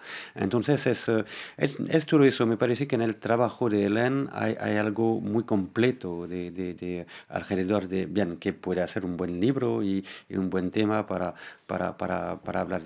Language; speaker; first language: Spanish; non-native, fluent; French